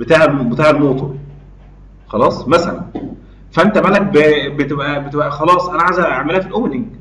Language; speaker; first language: Arabic; native; Arabic